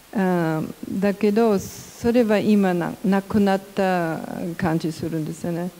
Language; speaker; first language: Japanese; non-native, learner; German